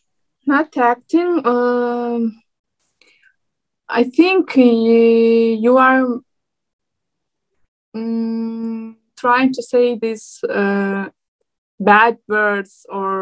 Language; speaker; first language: English; non-native, learner; Turkmen